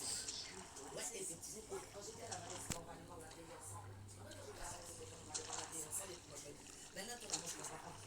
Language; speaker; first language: French; native; French